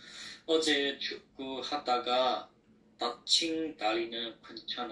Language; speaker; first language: Korean; non-native, learner; Chinese